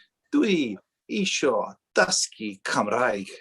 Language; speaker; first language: Welsh; non-native, learner; English